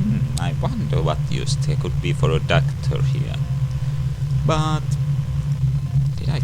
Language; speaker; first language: English; native; English